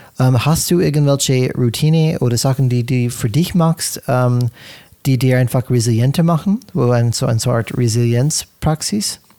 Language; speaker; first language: German; non-native, fluent; English